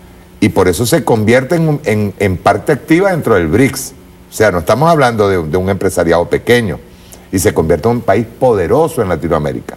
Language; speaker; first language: Spanish; native; Spanish